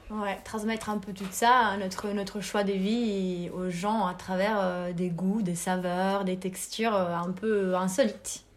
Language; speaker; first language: French; non-native, fluent; Italian